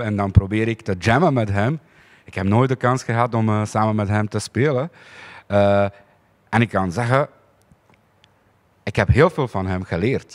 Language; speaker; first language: Dutch; non-native, fluent; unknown